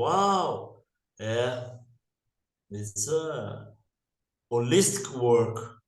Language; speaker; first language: English; non-native, learner; Portuguese